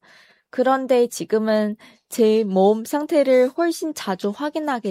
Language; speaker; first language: Korean; non-native, fluent; Chinese